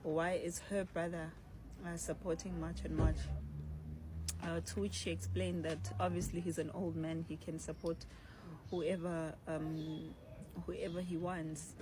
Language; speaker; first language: English; non-native, local second language; Zulu